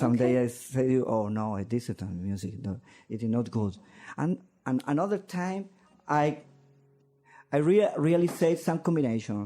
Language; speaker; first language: English; non-native, learner; Spanish